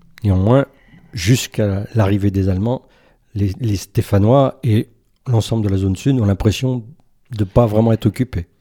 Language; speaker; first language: French; native; French